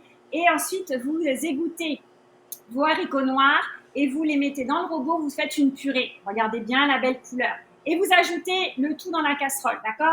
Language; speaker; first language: French; native; French